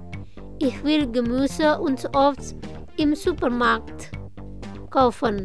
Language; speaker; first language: German; non-native, fluent; Indonesian